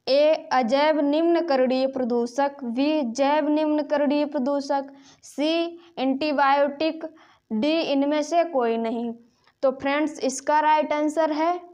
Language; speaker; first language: Hindi; native; Hindi